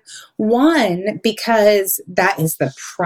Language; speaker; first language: English; native; English